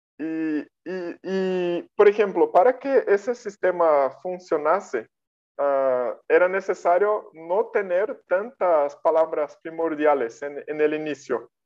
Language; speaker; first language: Spanish; non-native, fluent; Portuguese